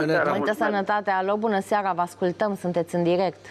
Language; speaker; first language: Romanian; native; Romanian